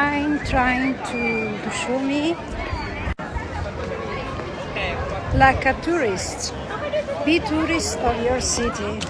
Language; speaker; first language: English; non-native, learner; Italian